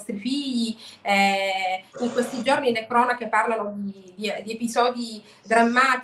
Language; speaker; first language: Italian; native; Italian